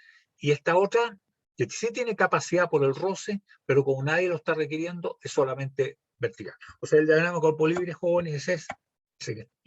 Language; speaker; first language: Spanish; native; Spanish